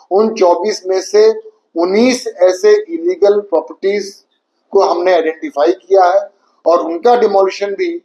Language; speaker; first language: Hindi; native; Hindi